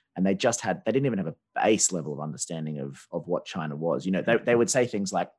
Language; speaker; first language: English; native; English